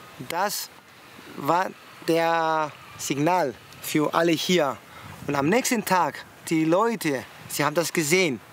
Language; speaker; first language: German; non-native, fluent; Greek